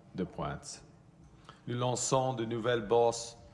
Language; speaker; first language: French; non-native, fluent; English